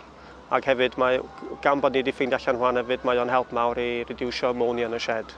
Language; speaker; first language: Welsh; native; Welsh